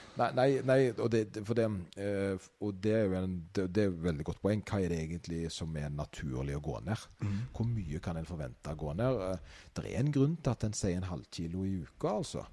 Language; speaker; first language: Norwegian; native; Norwegian